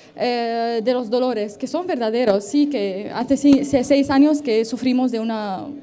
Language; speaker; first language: Spanish; non-native, fluent; Arabic